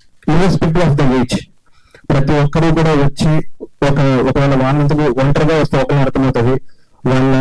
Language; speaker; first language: Telugu; native; Telugu